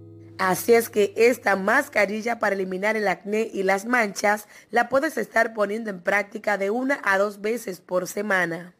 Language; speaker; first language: Spanish; native; Spanish